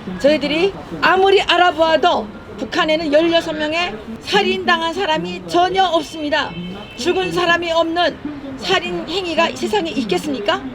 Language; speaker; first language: Korean; native; Korean